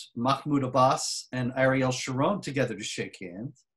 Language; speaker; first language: English; native; English